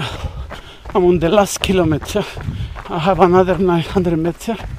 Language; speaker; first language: English; non-native, learner; Greek